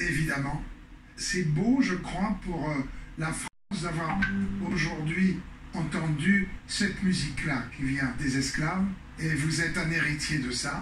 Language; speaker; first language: French; native; French